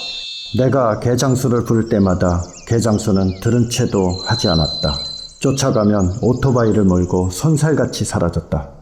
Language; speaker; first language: Korean; native; Korean